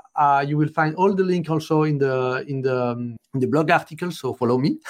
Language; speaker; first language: English; non-native, fluent; French